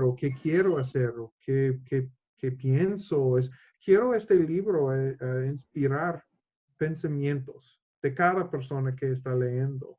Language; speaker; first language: Spanish; non-native, learner; English